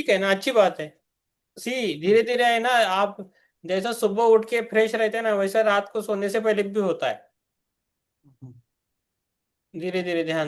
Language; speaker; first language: Hindi; native; Hindi